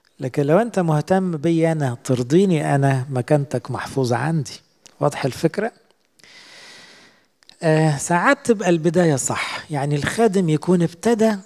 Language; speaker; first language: Arabic; native; Arabic